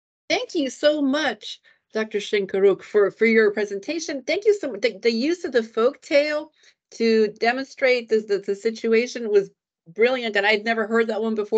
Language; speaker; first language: English; early bilingual, other home language; Ukrainian